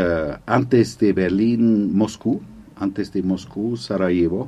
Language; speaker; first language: Spanish; non-native, fluent; German